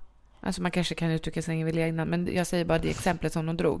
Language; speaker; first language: Swedish; native; Swedish